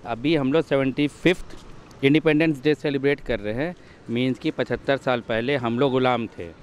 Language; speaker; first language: Hindi; native; Hindi